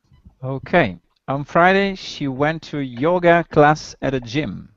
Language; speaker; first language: English; non-native, learner; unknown